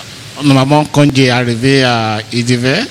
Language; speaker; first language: French; non-native, learner; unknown